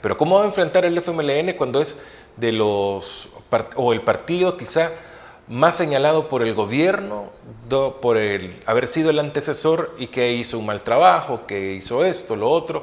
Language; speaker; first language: Spanish; native; Spanish